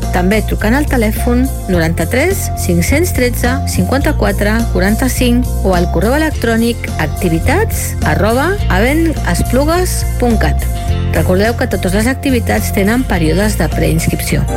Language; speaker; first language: Catalan; native; Catalan